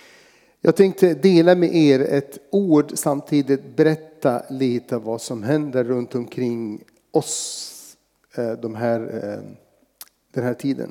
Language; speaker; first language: Swedish; non-native, fluent; Arabic